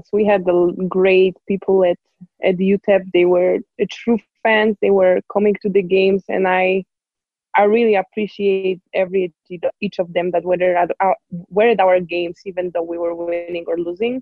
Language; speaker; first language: English; non-native, fluent; Polish